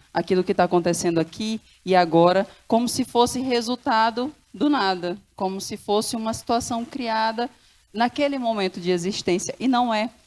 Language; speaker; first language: Portuguese; non-native, local second language; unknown